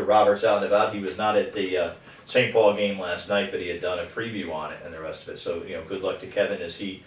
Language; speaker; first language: English; native; English